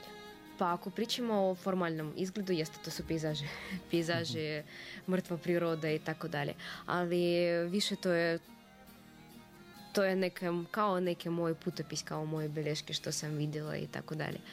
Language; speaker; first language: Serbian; non-native, fluent; Russian